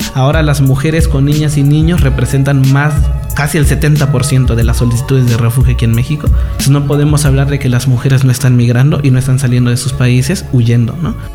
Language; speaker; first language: Spanish; native; Spanish